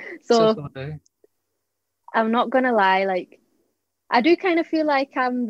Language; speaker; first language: English; native; English